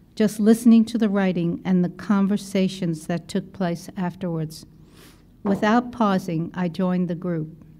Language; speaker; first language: English; native; English